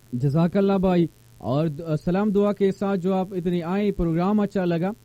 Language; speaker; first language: Urdu; non-native, local second language; Pashto